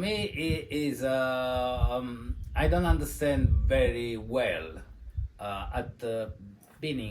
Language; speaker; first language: English; non-native, learner; Italian